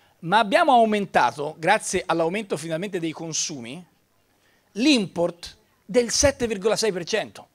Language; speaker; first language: Italian; native; Italian